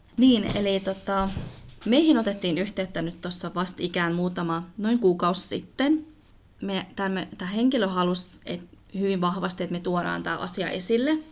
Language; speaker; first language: Finnish; early bilingual, other home language; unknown